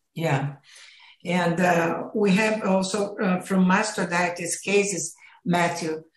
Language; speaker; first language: English; non-native, fluent; Portuguese